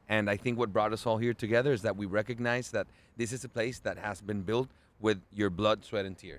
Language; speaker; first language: English; early bilingual, other home language; Spanish